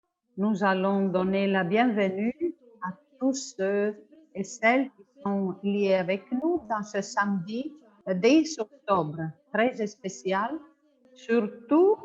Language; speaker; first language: French; non-native, fluent; Italian